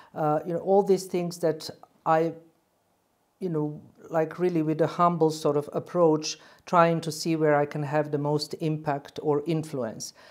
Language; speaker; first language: English; non-native, fluent; Bosnian